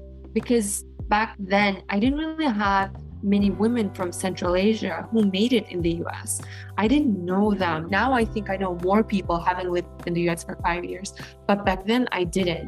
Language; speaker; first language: English; non-native, fluent; Kyrgyz